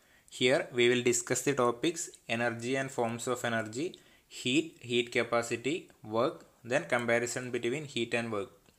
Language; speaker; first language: English; non-native, local second language; Malayalam